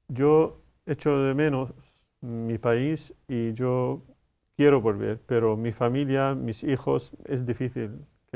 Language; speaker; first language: Spanish; non-native, learner; Arabic